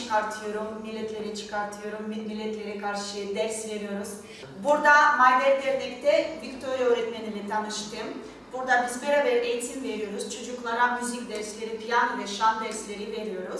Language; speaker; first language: Turkish; non-native, fluent; Russian